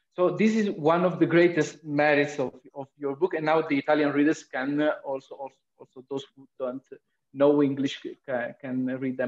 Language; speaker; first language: English; non-native, fluent; Italian